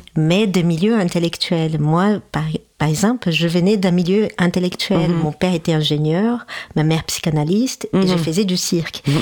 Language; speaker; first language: French; non-native, fluent; Portuguese